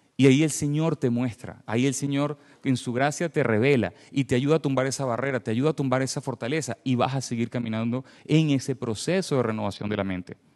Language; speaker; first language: Spanish; native; Spanish